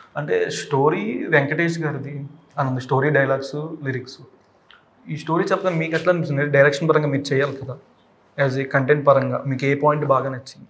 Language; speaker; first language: Telugu; native; Telugu